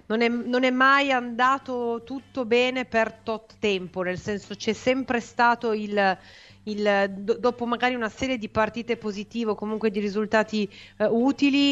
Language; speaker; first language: Italian; native; Italian